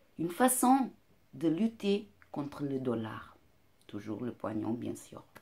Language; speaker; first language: French; non-native, fluent; Portuguese